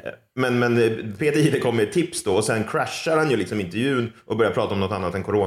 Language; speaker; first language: Swedish; native; Swedish